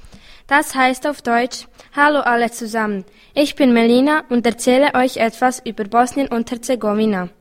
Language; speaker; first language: German; early bilingual, other home language; Bosnian